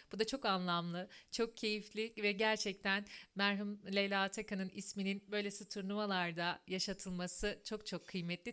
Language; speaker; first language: Turkish; native; Turkish